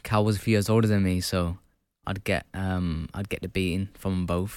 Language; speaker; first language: English; native; English